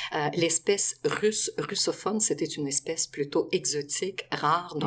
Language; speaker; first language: French; non-native, fluent; Russian